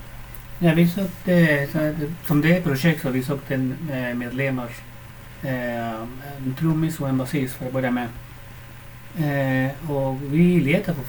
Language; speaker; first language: Swedish; non-native, fluent; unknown